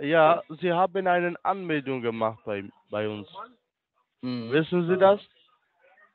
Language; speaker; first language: German; non-native, learner; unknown